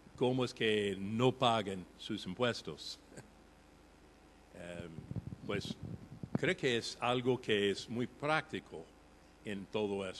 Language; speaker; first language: Spanish; non-native, fluent; English